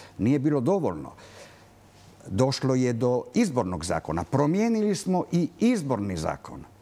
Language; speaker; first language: Croatian; non-native, local second language; Italian